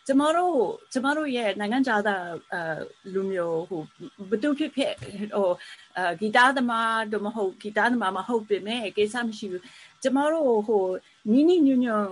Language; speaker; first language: Burmese; early bilingual, heritage; Burmese